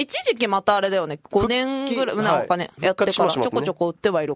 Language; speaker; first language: Japanese; native; Japanese